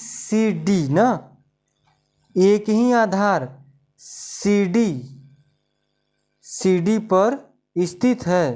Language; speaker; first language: Hindi; native; Hindi